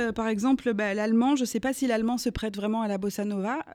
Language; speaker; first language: French; native; French